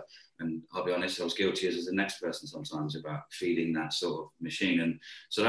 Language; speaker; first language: English; native; English